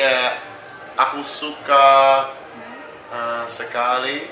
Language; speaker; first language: Indonesian; non-native, learner; English